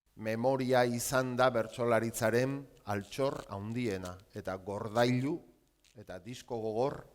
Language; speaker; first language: Basque; native; Basque